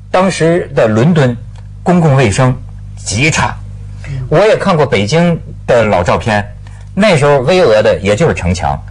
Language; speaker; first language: Chinese; native; Chinese